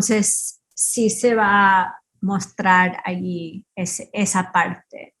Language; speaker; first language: Spanish; early bilingual, heritage; Spanish